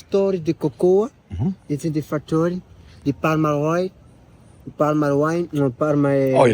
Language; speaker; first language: English; non-native, learner; Portuguese